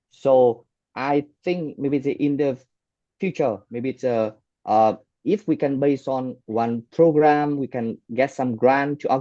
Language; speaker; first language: English; non-native, fluent; Vietnamese